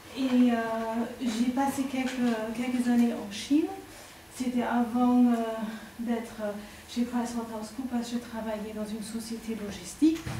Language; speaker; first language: French; non-native, fluent; German